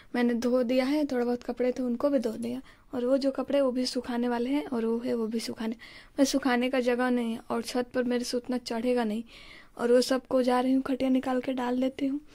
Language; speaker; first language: Hindi; native; Hindi